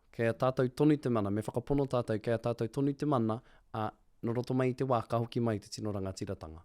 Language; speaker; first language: Māori; non-native, local second language; English